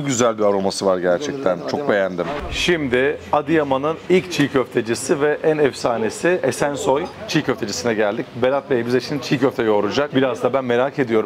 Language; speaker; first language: Turkish; native; Turkish